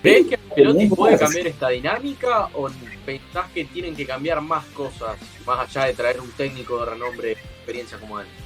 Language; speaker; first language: Spanish; native; Spanish